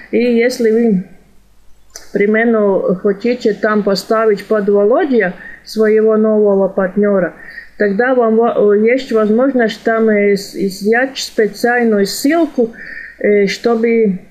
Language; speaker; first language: Russian; non-native, fluent; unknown